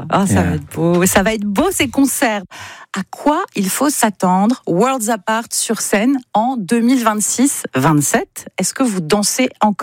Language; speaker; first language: French; native; French